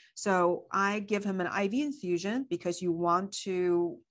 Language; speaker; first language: English; non-native, fluent; Chinese